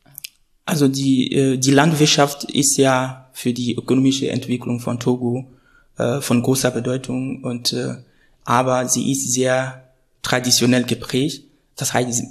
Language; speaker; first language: German; non-native, fluent; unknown